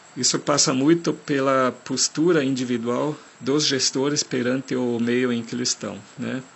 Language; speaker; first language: Portuguese; non-native, fluent; German